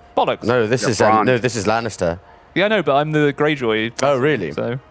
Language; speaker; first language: English; native; English